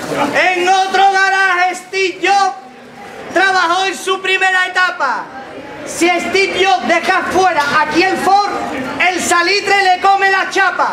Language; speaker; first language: Spanish; native; Spanish